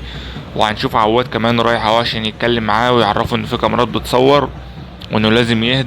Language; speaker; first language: Arabic; native; Arabic